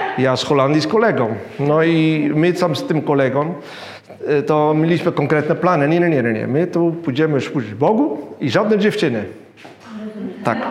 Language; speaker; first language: Polish; non-native, fluent; Dutch